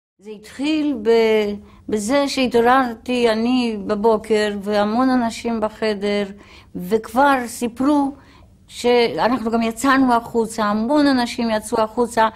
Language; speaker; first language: Hebrew; non-native, fluent; Polish